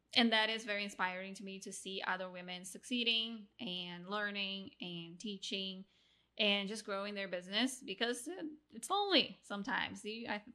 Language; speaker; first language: English; non-native, fluent; Portuguese